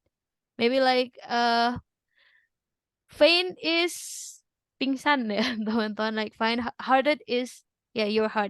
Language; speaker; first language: English; non-native, fluent; Indonesian